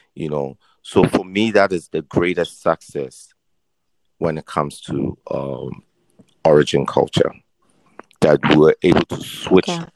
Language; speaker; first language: English; non-native, local second language; Akan